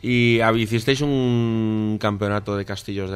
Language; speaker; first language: Spanish; native; Spanish